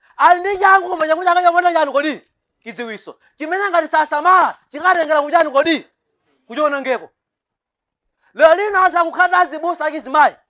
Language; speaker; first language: Nyanja; native; Nyanja